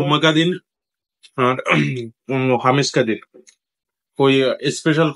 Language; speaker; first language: Hindi; non-native, learner; Bangla